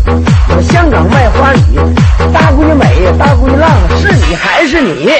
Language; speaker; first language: Chinese; native; Chinese